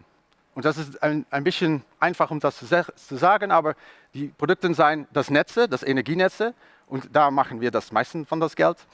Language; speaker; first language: German; non-native, learner; Dutch